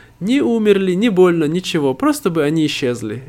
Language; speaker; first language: Russian; native; Russian